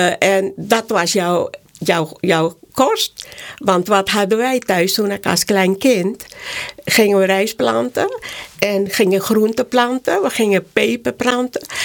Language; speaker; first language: Dutch; native; Dutch